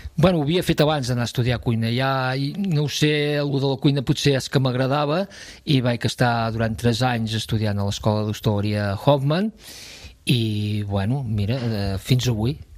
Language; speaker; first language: Catalan; native; Catalan